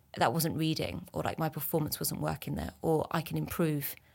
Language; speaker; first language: English; early bilingual, other home language; French